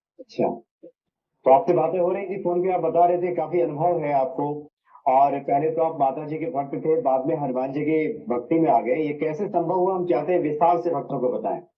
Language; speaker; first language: Hindi; native; Hindi